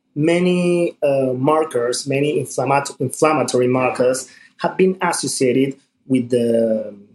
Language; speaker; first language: English; non-native, fluent; Spanish